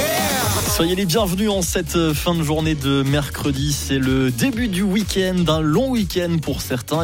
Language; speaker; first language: French; native; French